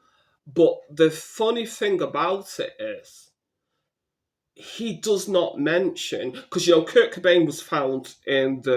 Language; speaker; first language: English; native; English